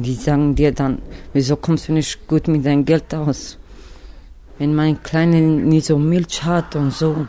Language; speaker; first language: German; non-native, learner; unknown